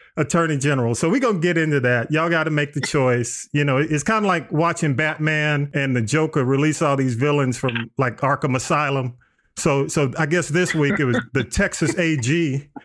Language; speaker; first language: English; native; English